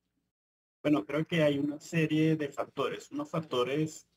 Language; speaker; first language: Spanish; native; Spanish